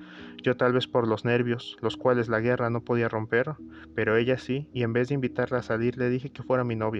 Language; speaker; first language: Spanish; native; Spanish